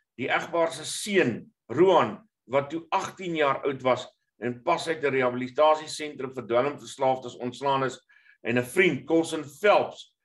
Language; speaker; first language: Afrikaans; native; Afrikaans